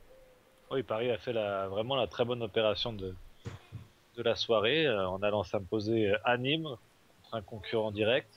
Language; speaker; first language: French; native; French